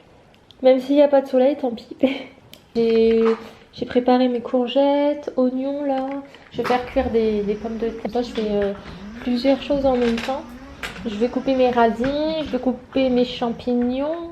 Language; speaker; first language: French; native; French